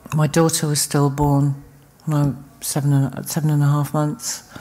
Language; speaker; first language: English; native; English